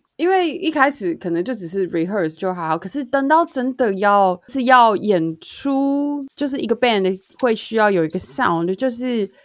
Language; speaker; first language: Chinese; native; Chinese